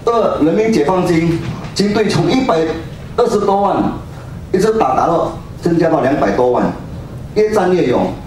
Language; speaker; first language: Chinese; native; Chinese